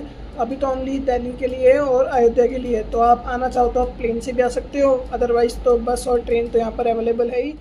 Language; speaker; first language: Hindi; native; Hindi